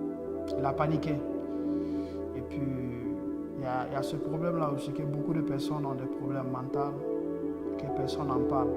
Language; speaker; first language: French; non-native, local second language; Bambara